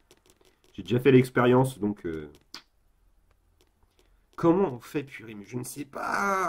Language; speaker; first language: French; native; French